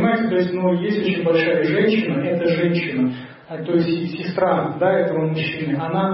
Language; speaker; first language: Russian; native; Russian